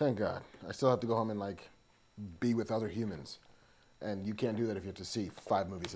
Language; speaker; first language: English; native; English